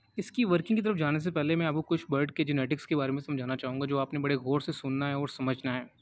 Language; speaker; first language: Urdu; non-native, local second language; Punjabi